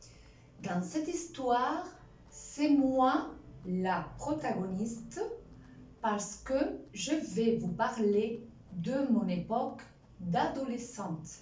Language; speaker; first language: French; non-native, fluent; Spanish